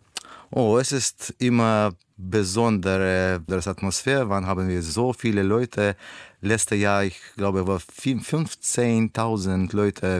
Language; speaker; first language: German; non-native, learner; Russian